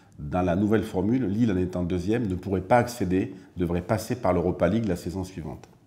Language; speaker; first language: French; native; French